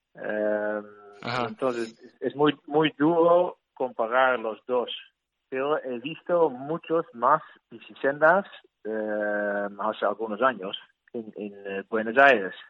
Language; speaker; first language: Spanish; non-native, learner; Dutch